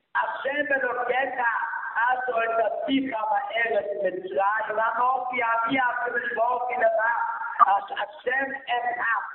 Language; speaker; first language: Hebrew; non-native, fluent; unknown